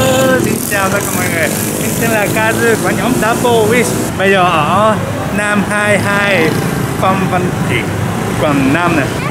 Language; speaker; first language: Vietnamese; non-native, learner; Japanese